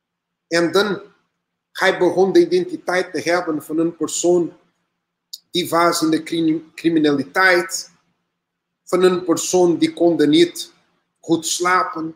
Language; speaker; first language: Dutch; non-native, learner; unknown